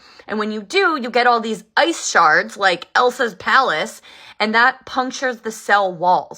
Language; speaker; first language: English; native; English